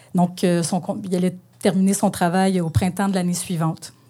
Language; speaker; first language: French; native; French